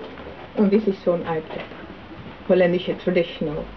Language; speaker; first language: German; non-native, learner; Dutch